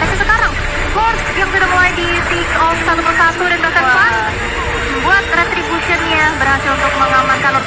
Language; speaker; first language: Indonesian; native; Indonesian